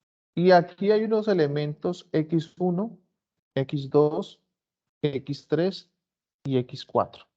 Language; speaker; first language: Spanish; native; Spanish